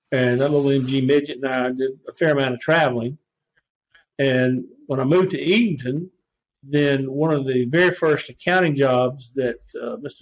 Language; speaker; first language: English; native; English